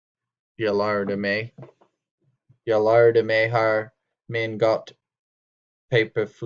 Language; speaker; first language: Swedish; non-native, learner; English